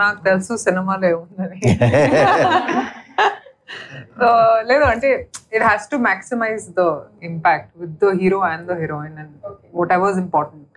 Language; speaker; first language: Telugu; non-native, learner; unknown